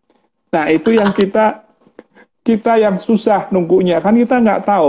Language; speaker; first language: Indonesian; native; Indonesian